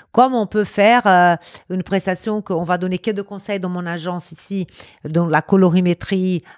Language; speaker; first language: French; non-native, fluent; Portuguese